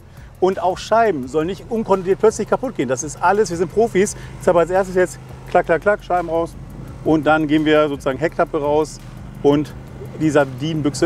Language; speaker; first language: German; native; German